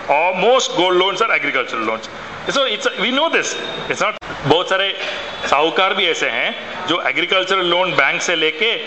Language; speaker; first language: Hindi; non-native, local second language; Malayalam